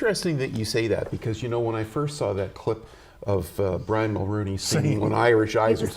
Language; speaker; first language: English; native; English